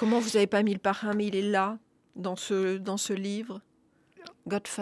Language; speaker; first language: French; native; French